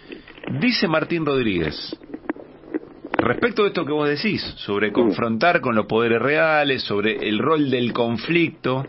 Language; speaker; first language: Spanish; native; Spanish